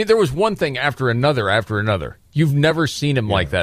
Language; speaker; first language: English; native; English